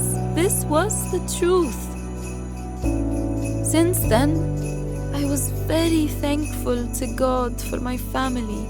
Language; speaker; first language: English; non-native, fluent; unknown